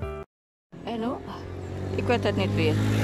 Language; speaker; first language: Dutch; non-native, learner; Indonesian